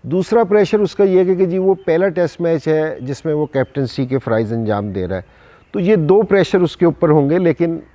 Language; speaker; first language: Urdu; non-native, local second language; Punjabi